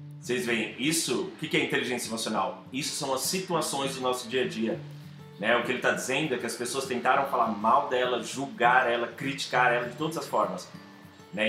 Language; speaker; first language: Portuguese; native; Portuguese